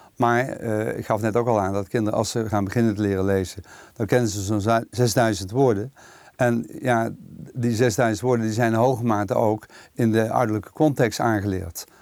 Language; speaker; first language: Dutch; native; Dutch